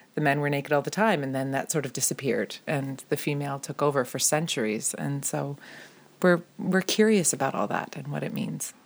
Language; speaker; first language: English; native; English